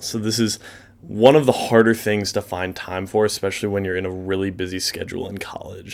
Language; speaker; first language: English; native; English